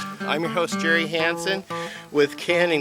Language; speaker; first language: English; native; English